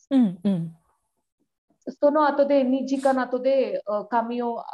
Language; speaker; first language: Japanese; non-native, learner; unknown